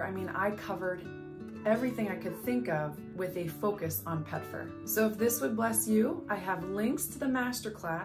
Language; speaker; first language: English; native; English